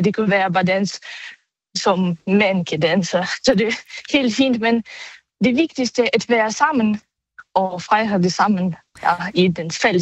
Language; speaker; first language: Danish; non-native, learner; Ukrainian